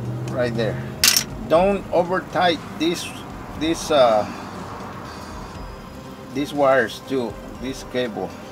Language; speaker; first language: English; non-native, fluent; Spanish